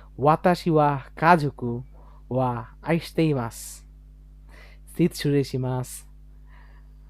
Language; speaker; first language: Japanese; non-native, learner; Bangla